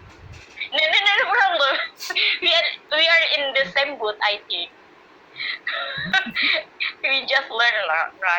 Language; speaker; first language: English; non-native, learner; Indonesian